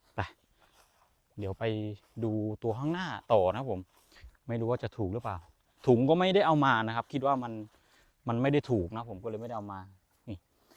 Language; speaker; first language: Thai; non-native, local second language; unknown